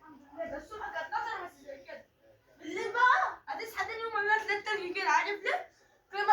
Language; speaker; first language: Arabic; native; Arabic